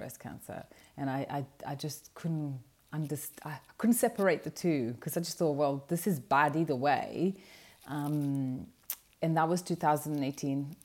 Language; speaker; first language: English; non-native, fluent; Portuguese